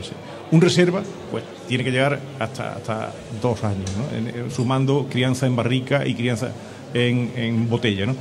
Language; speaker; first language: Spanish; native; Spanish